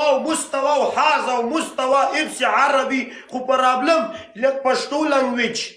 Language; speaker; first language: Arabic; non-native, learner; Pashto